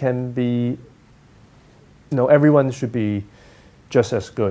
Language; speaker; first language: English; non-native, local second language; Cantonese